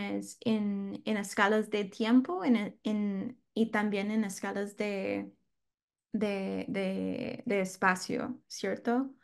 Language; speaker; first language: Spanish; non-native, learner; English